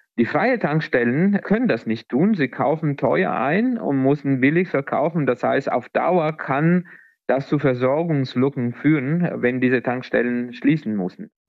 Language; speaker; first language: German; non-native, fluent; Italian